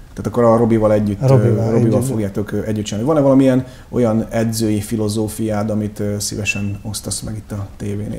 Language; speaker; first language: Hungarian; native; Hungarian